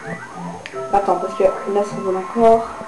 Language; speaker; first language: French; native; French